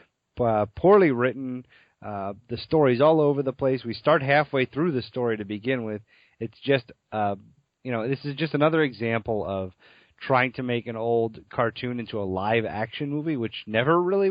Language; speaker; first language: English; native; English